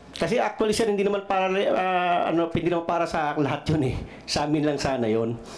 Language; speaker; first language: Filipino; non-native, local second language; Cebuano